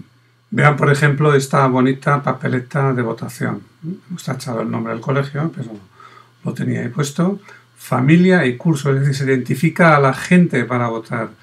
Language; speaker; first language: Spanish; native; Spanish